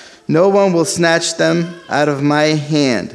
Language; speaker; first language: English; early bilingual, other home language; Spanish